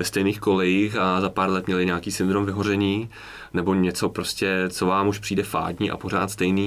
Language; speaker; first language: Czech; native; Czech